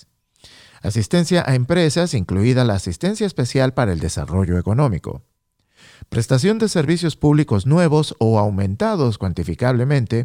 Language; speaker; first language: Spanish; native; Spanish